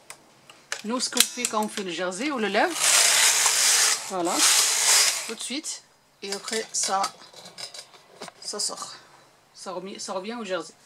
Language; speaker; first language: French; non-native, local second language; Arabic